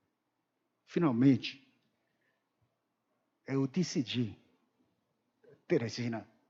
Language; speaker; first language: Portuguese; non-native, learner; Korean